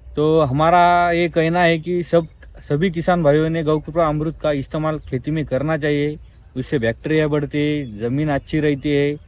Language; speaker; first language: Hindi; non-native, local second language; Marathi